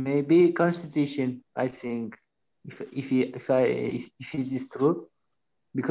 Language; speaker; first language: English; non-native, learner; Uzbek